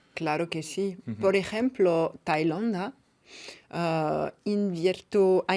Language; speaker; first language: Spanish; non-native, fluent; French